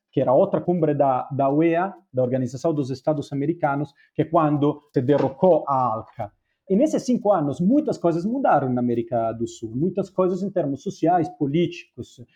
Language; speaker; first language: Portuguese; non-native, fluent; Spanish